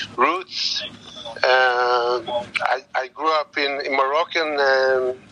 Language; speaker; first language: English; non-native, learner; Hebrew